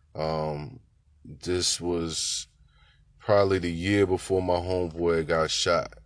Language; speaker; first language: English; native; English